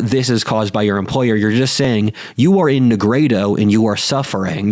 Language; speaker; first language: English; native; English